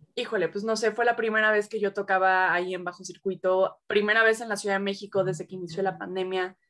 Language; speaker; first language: Spanish; native; Spanish